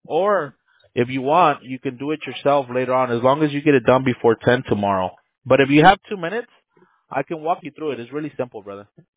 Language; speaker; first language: English; early bilingual, other home language; Spanish